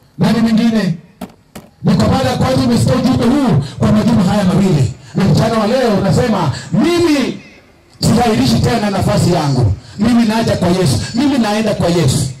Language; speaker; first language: Swahili; non-native, local second language; Gusii